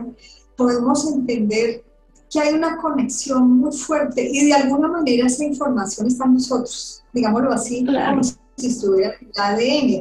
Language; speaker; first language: Spanish; native; Spanish